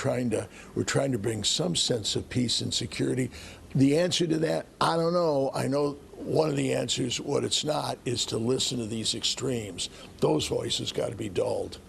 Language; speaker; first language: English; native; English